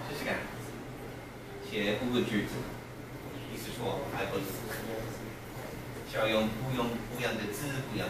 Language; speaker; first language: Chinese; non-native, learner; English